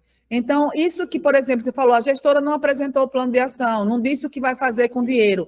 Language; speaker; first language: Portuguese; native; Portuguese